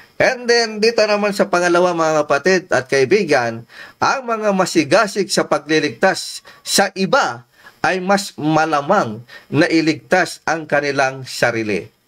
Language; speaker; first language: Filipino; non-native, local second language; Iloko